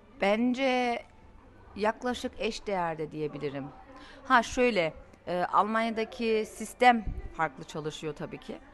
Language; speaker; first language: Turkish; early bilingual, heritage; Turkish